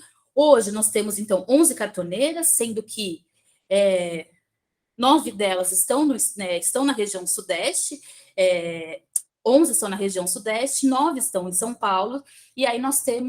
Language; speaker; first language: Portuguese; native; Portuguese